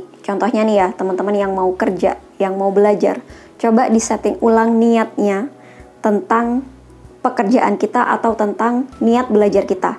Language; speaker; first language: Indonesian; native; Indonesian